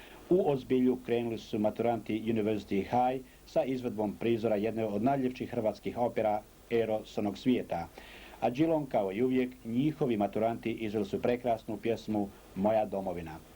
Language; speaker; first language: Croatian; native; Croatian